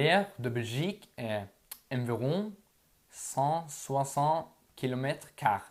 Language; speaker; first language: French; non-native, learner; Norwegian